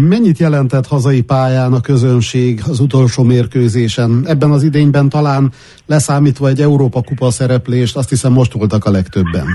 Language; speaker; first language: Hungarian; native; Hungarian